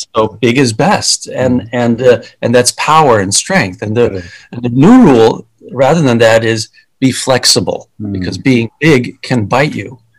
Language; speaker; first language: English; early bilingual, other home language; Hungarian